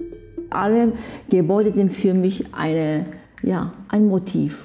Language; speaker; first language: German; non-native, fluent; Korean